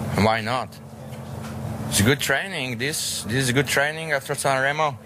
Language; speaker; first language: English; non-native, learner; Slovak